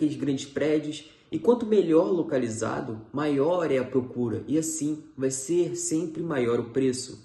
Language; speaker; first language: Portuguese; native; Portuguese